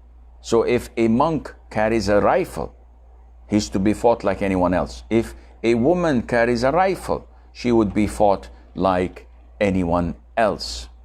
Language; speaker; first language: English; non-native, fluent; Arabic